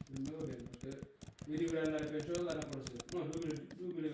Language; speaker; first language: Italian; non-native, learner; Punjabi